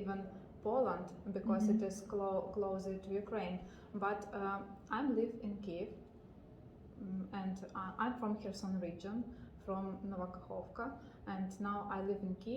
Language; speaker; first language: English; non-native, learner; Ukrainian